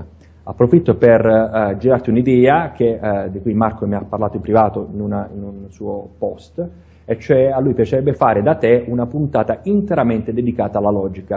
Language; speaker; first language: Italian; native; Italian